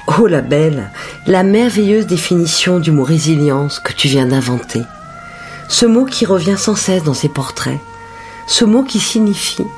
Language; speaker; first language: French; native; French